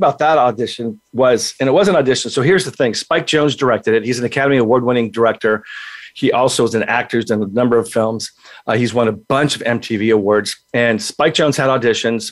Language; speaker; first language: English; native; English